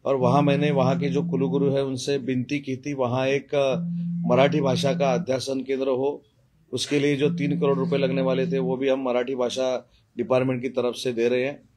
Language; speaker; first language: Hindi; non-native, local second language; Marathi